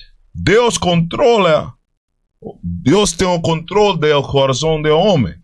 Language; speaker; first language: Portuguese; non-native, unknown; Spanish